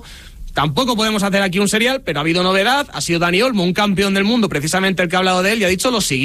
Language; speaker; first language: Spanish; native; Spanish